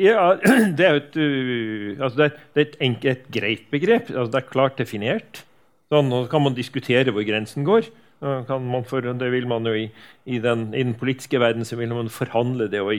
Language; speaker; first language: Norwegian; native; Norwegian